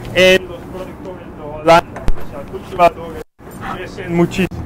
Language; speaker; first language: Spanish; non-native, learner; Dutch